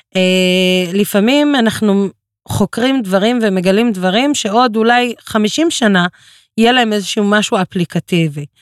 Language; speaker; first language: Hebrew; non-native, local second language; Arabic